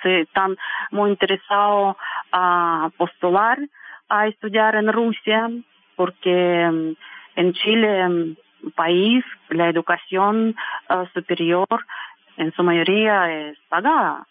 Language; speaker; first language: Spanish; non-native, fluent; Russian